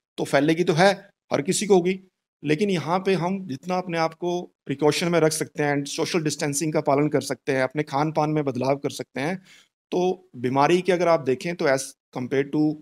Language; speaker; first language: Hindi; native; Hindi